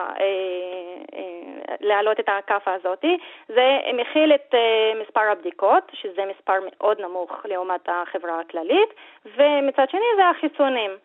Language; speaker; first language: Hebrew; non-native, local second language; Arabic